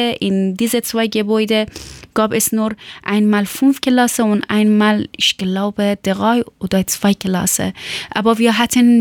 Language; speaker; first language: German; non-native, learner; Persian